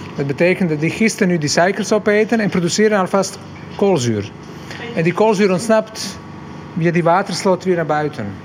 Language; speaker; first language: Dutch; non-native, fluent; Croatian